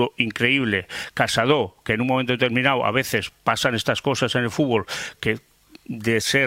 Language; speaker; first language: Spanish; native; Spanish